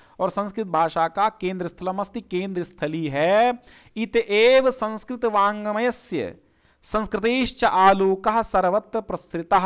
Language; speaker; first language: Hindi; native; Hindi